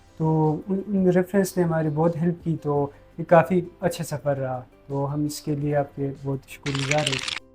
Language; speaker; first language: Urdu; non-native, local second language; Khowar